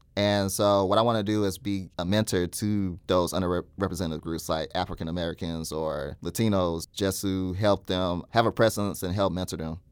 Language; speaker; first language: English; native; English